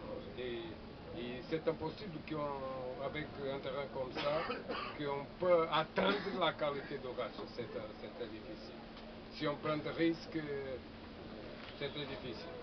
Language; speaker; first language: French; non-native, fluent; Portuguese